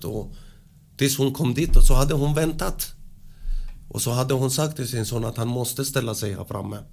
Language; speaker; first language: Swedish; early bilingual, other home language; Spanish